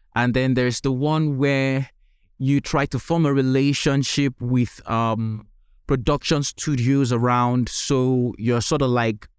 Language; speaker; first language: English; non-native, local second language; Yoruba